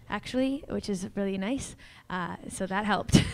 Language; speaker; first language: English; native; English